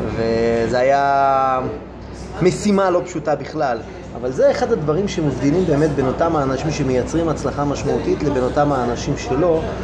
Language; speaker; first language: Hebrew; early bilingual, other home language; Russian